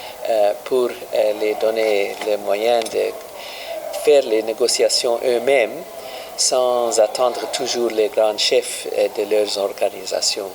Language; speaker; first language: French; non-native, learner; English